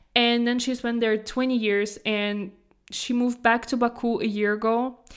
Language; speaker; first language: English; non-native, fluent; Kazakh